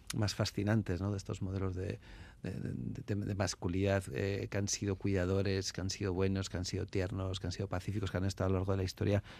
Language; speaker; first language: Spanish; native; Spanish